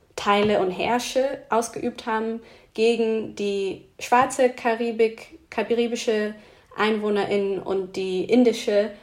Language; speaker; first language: German; non-native, fluent; English